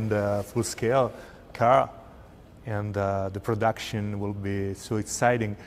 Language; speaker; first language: English; non-native, fluent; Italian